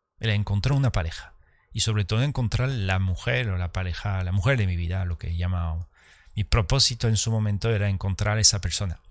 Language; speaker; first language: Spanish; early bilingual, heritage; Spanish